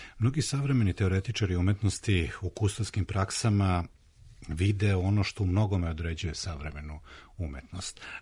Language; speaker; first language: Serbian; native; Serbian